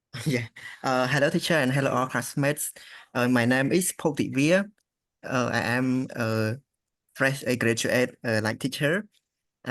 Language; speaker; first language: English; non-native, learner; Khmer